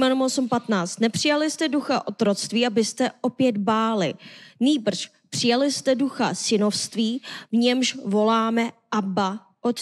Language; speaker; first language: Czech; non-native, learner; Korean